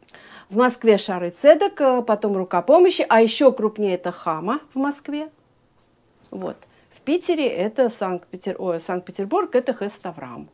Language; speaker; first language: Russian; native; Russian